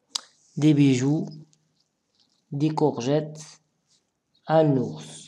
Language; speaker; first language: French; non-native, local second language; Arabic